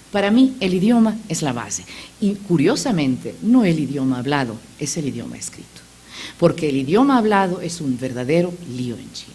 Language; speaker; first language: Spanish; non-native, fluent; Macedonian